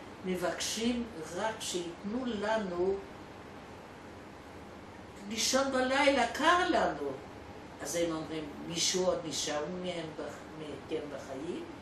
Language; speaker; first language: Hebrew; non-native, fluent; Polish